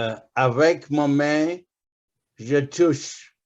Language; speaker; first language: French; non-native, learner; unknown